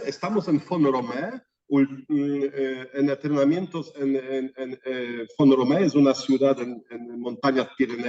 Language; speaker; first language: Spanish; non-native, fluent; Polish